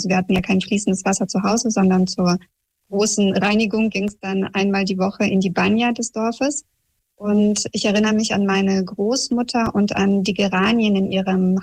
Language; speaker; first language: German; early bilingual, other home language; Russian